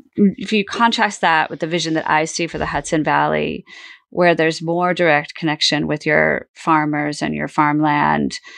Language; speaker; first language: English; native; English